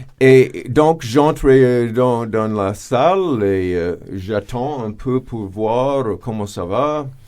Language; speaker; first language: French; non-native, fluent; English